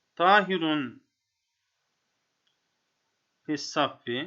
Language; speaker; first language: Arabic; non-native, fluent; Turkish